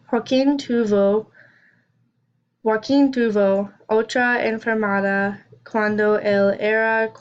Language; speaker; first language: Spanish; non-native, learner; English